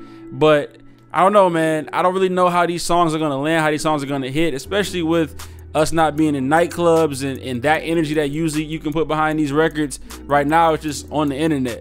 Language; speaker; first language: English; native; English